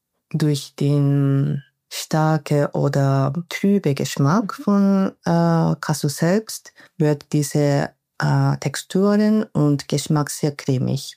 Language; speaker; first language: German; non-native, learner; Japanese